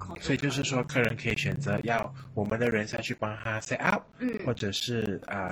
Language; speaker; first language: Chinese; native; Chinese